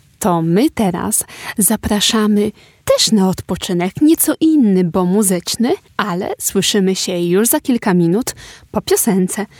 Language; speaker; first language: Polish; native; Polish